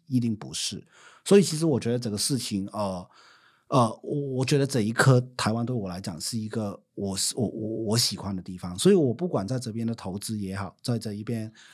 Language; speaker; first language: Chinese; non-native, fluent; Cantonese